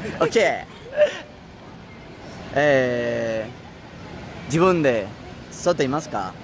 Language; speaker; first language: Japanese; non-native, learner; Spanish